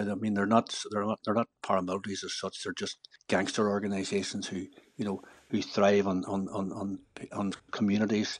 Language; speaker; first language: English; native; English